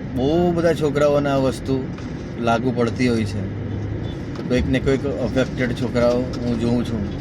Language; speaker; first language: Gujarati; non-native, local second language; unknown